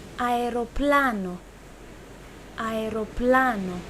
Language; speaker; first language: Greek; non-native, fluent; Turkish